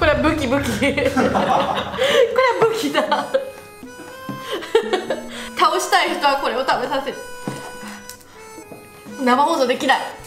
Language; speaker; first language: Japanese; native; Japanese